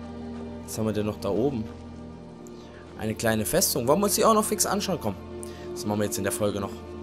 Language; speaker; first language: German; native; German